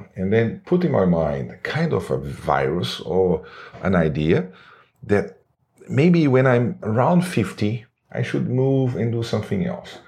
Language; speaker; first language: English; non-native, fluent; Portuguese